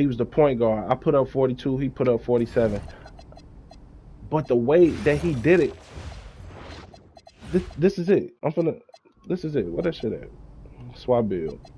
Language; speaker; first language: English; native; English